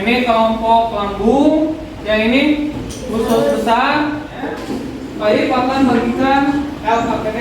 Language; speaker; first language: Indonesian; non-native, local second language; Sundanese